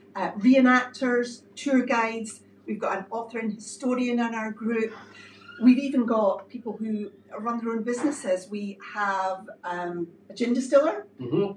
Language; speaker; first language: English; native; English